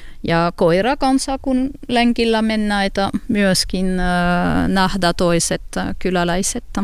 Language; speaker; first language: Finnish; non-native, learner; French